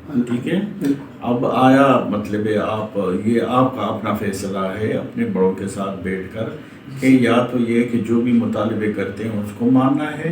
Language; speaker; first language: Urdu; native; Urdu